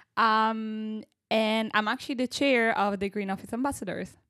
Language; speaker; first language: English; non-native, fluent; Italian